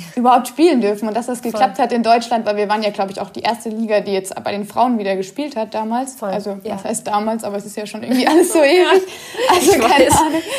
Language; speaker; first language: German; native; German